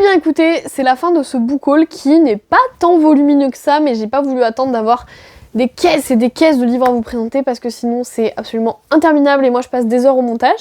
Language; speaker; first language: French; native; French